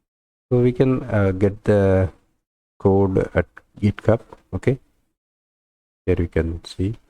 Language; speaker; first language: English; non-native, local second language; Tamil